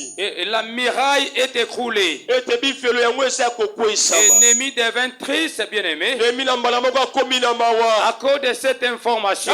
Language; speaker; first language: French; non-native, local second language; Lingala